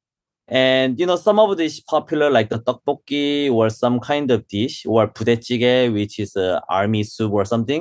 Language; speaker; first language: English; non-native, learner; Korean